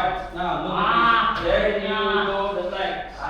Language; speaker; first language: English; non-native, fluent; Indonesian